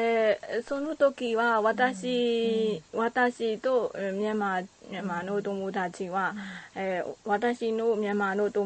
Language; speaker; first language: Japanese; non-native, learner; Burmese